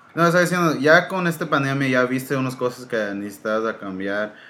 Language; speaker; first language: Spanish; early bilingual, heritage; Spanish